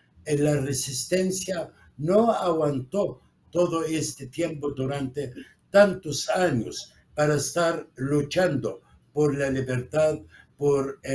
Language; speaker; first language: Spanish; non-native, fluent; Arabic